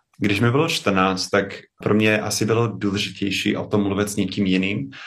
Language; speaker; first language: Czech; non-native, fluent; English